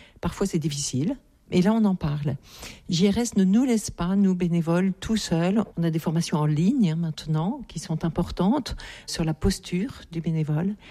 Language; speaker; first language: French; native; French